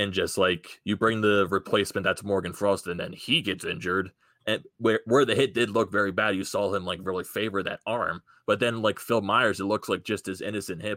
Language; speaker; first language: English; native; English